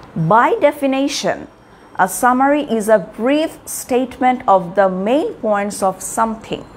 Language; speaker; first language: English; non-native, local second language; Bangla